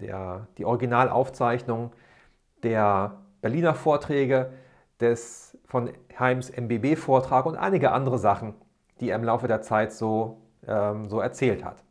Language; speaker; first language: German; native; German